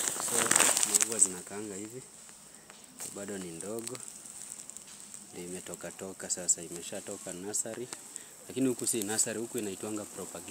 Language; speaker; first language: Swahili; non-native, local second language; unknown